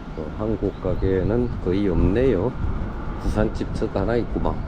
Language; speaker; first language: Korean; native; Korean